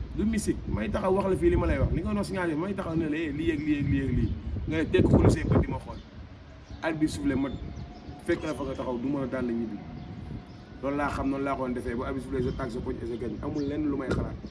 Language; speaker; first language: Wolof; native; Wolof